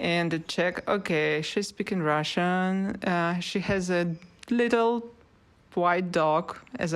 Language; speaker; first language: English; non-native, learner; Russian